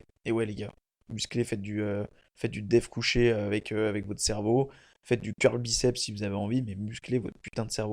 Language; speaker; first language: French; native; French